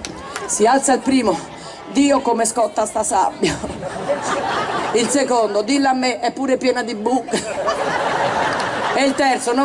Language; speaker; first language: Italian; native; Italian